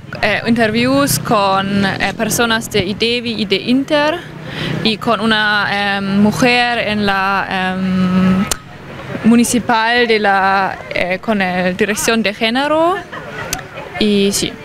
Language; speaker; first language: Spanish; non-native, learner; German